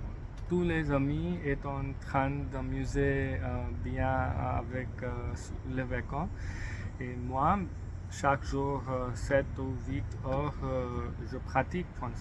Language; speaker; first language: French; non-native, learner; English